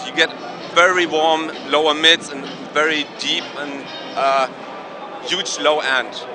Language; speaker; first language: English; non-native, fluent; German